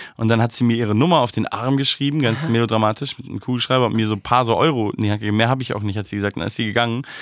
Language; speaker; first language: German; native; German